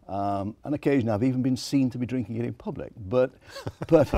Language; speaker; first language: English; native; English